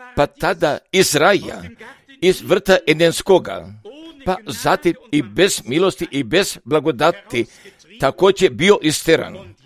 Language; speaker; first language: Croatian; non-native, fluent; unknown